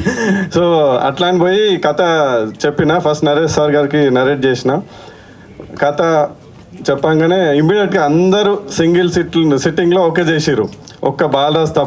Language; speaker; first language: Telugu; native; Telugu